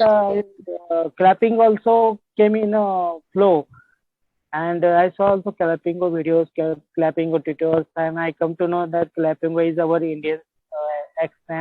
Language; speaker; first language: English; non-native, learner; Marathi